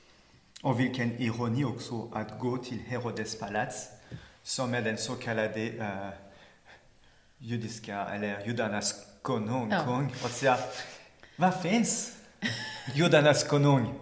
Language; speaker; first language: Swedish; non-native, fluent; French